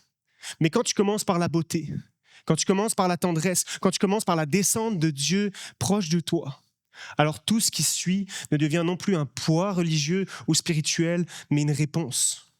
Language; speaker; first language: French; native; French